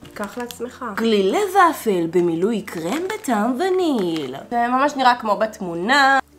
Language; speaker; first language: Hebrew; native; Hebrew